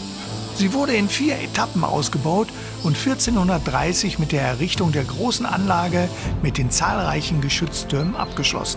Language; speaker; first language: German; native; German